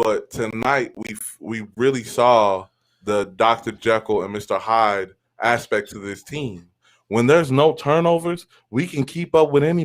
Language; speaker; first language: English; native; English